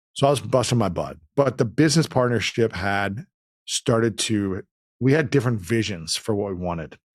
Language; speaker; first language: English; native; English